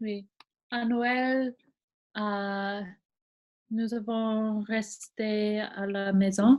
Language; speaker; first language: French; non-native, learner; English